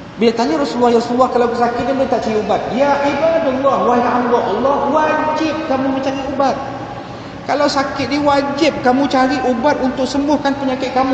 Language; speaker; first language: Malay; native; Malay